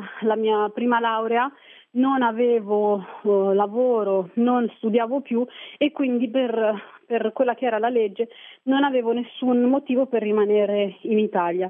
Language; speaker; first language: Italian; early bilingual, other home language; Arabic